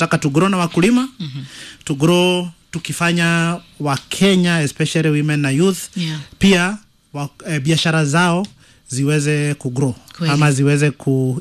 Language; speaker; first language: Swahili; non-native, local second language; Kikuyu